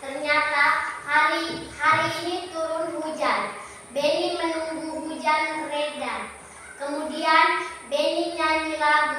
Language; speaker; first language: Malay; non-native, local second language; Tetum